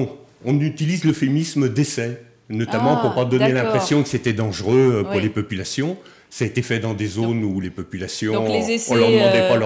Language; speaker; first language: French; native; French